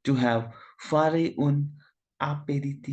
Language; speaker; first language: Italian; non-native, learner; Hindi